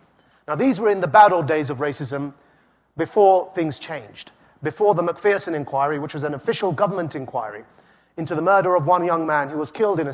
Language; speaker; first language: English; native; English